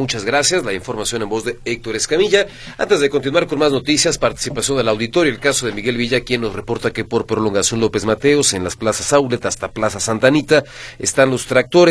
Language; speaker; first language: Spanish; native; Spanish